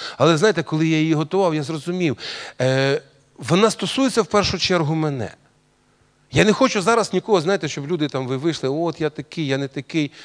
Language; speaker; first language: Ukrainian; non-native, local second language; Russian